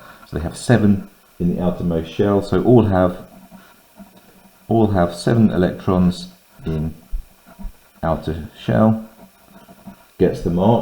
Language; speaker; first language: English; native; English